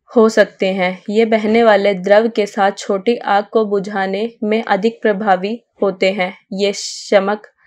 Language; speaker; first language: Hindi; native; Hindi